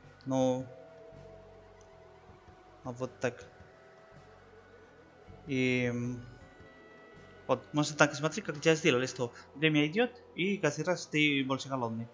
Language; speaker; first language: Russian; non-native, learner; Spanish